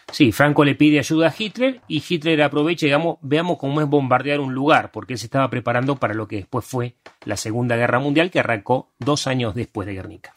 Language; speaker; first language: Spanish; early bilingual, other home language; Hungarian